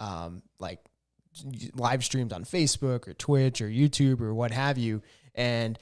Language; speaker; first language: English; native; English